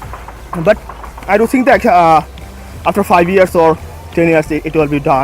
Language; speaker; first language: English; non-native, fluent; Bangla